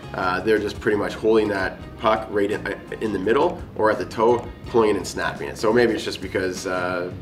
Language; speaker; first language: English; native; English